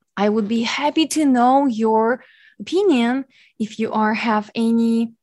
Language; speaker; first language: English; non-native, fluent; Ukrainian